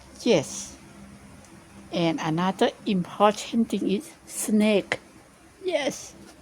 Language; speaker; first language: English; non-native, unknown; Thai